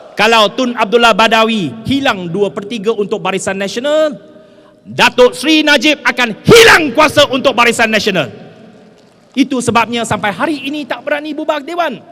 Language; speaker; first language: Malay; non-native, local second language; Chinese